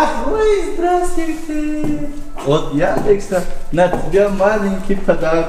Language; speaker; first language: Russian; non-native, learner; Tajik